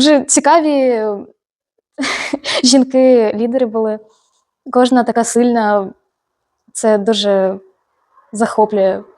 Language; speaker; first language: Ukrainian; native; Ukrainian